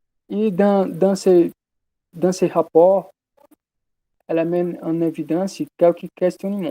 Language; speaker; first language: French; non-native, learner; Portuguese